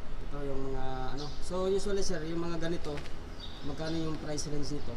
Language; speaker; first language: Filipino; non-native, local second language; Cebuano